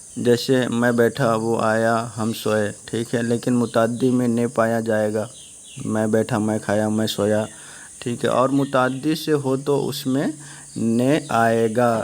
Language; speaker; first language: Urdu; native; Urdu